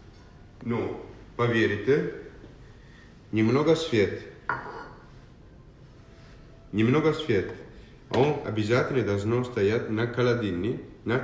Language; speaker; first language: Russian; non-native, learner; Italian